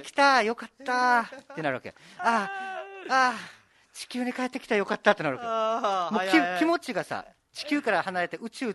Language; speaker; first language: Japanese; native; Japanese